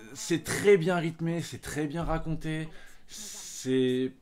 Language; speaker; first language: French; native; French